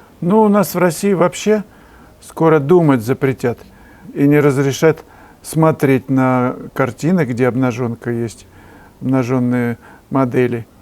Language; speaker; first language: Russian; native; Russian